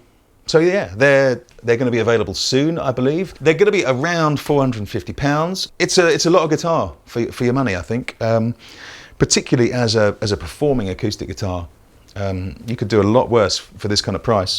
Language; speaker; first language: English; native; English